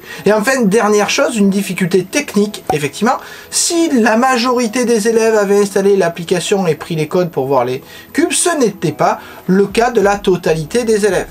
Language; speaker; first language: French; native; French